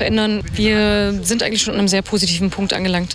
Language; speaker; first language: German; native; German